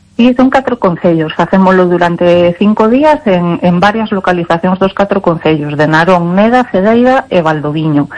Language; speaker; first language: Galician; native; Galician